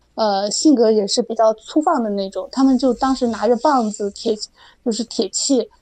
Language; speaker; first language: Chinese; native; Chinese